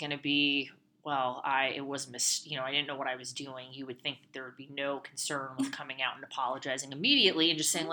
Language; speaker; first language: English; native; English